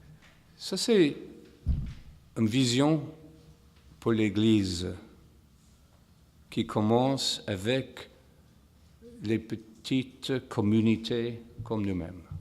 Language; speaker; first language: French; non-native, fluent; English